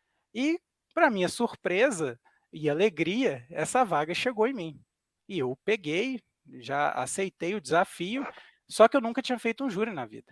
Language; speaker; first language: Portuguese; native; Portuguese